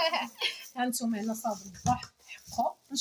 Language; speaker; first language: Arabic; native; Arabic